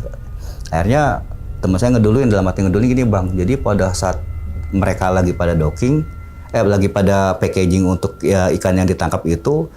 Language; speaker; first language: Indonesian; native; Indonesian